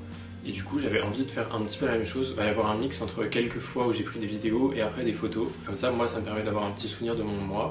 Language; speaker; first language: French; native; French